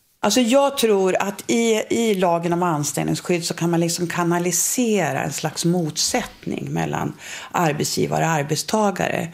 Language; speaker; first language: Swedish; native; Swedish